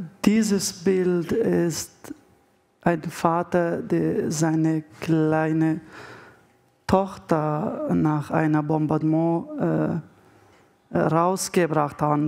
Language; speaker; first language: German; non-native, fluent; Arabic